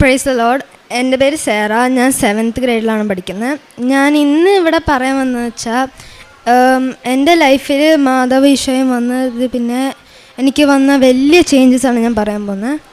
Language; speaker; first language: Malayalam; early bilingual, heritage; Malayalam